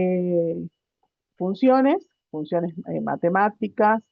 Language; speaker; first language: Spanish; native; Spanish